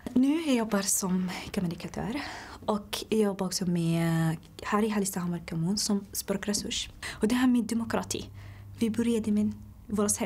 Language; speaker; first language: Swedish; non-native, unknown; Somali